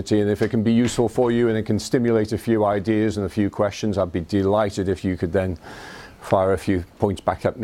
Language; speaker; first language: English; native; English